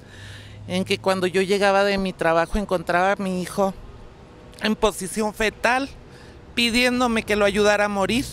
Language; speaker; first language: Spanish; native; Spanish